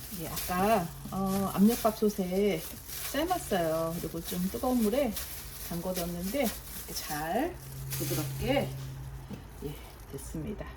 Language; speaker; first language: Korean; native; Korean